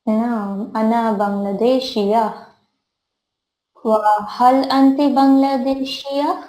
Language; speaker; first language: Arabic; non-native, learner; Bangla